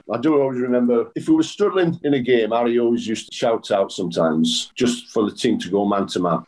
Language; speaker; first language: English; native; English